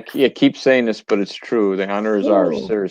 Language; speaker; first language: English; native; English